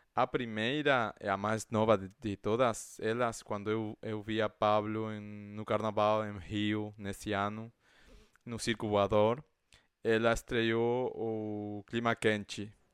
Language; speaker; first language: Portuguese; non-native, fluent; Spanish